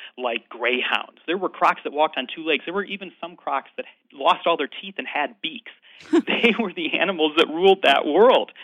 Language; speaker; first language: English; native; English